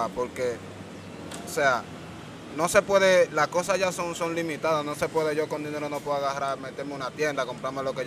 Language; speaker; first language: Spanish; native; Spanish